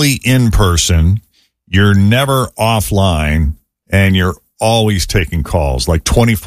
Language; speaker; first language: English; native; English